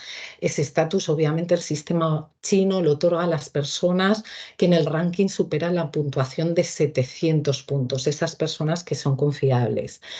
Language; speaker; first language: Spanish; native; Spanish